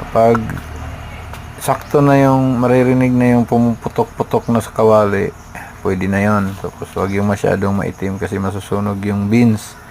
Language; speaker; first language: Filipino; non-native, local second language; Cebuano